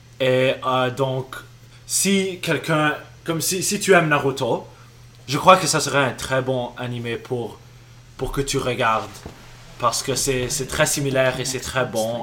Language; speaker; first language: French; non-native, local second language; English